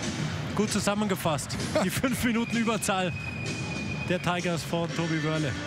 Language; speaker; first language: German; native; German